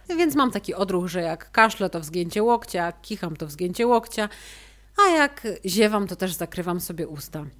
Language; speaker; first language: Polish; native; Polish